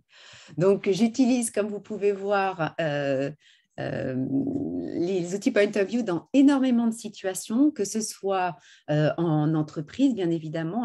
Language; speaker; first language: French; native; French